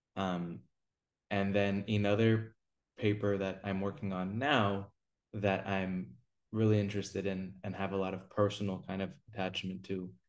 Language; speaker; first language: English; native; English